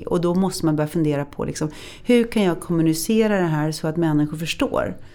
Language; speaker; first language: Swedish; native; Swedish